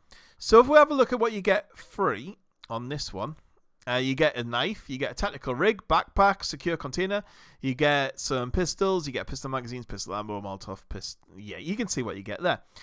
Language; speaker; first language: English; native; English